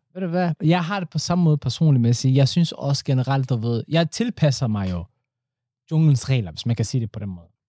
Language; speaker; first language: Danish; early bilingual, other home language; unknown